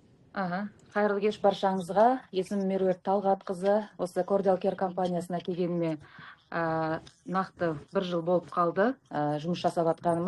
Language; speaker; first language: Kazakh; native; Kazakh